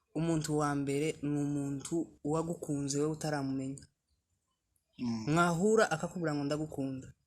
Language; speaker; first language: Kinyarwanda; native; Kinyarwanda